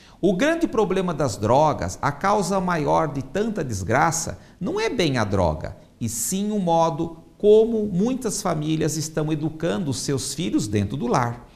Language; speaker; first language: Portuguese; native; Portuguese